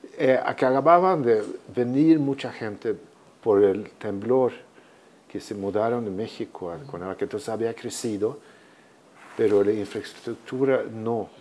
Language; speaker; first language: Spanish; non-native, fluent; Swedish